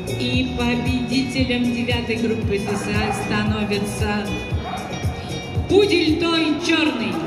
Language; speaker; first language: Russian; native; Russian